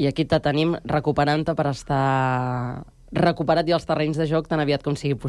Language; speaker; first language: Catalan; native; Catalan